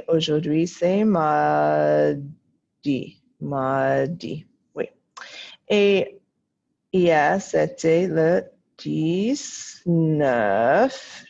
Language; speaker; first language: French; non-native, fluent; English